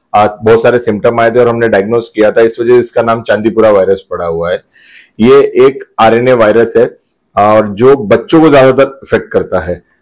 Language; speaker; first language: Hindi; non-native, local second language; Gujarati